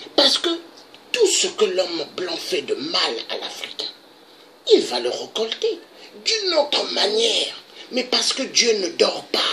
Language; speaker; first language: French; non-native, local second language; Lingala